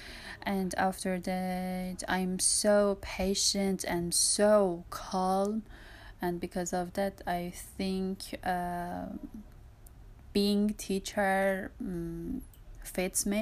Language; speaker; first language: English; non-native, learner; Persian